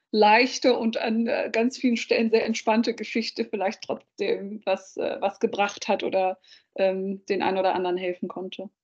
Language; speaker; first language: German; early bilingual, other home language; Dutch